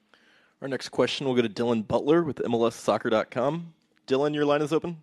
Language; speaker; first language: English; native; English